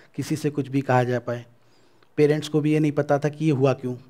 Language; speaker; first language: Hindi; native; Hindi